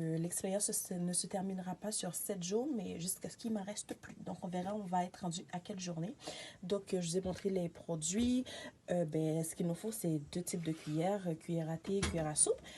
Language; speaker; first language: French; native; French